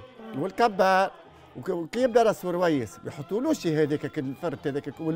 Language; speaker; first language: Arabic; native; Arabic